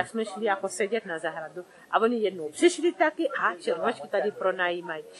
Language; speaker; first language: Czech; early bilingual, other home language; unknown